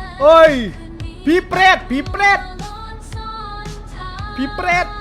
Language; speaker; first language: Thai; native; Thai